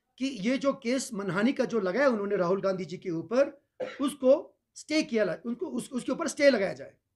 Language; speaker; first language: Hindi; non-native, local second language; Ladakhi